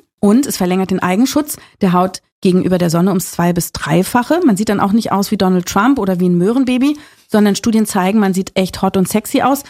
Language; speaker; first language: German; native; German